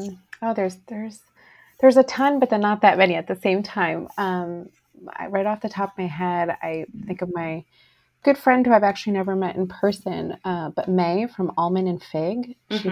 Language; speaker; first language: English; native; English